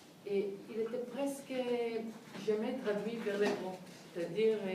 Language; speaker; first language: French; non-native, fluent; Hebrew